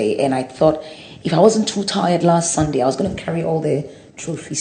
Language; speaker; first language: English; non-native, local second language; Akan